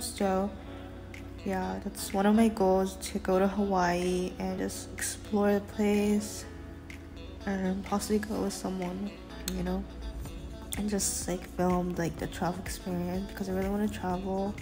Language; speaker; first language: English; early bilingual, other home language; Japanese